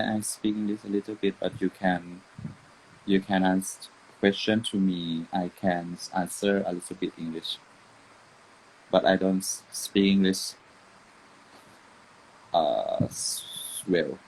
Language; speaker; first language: English; non-native, learner; Thai